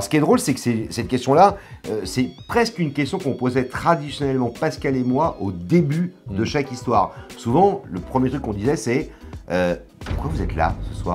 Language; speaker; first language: French; native; French